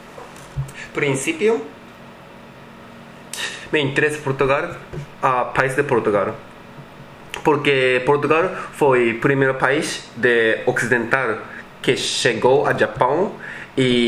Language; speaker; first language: Portuguese; non-native, learner; Japanese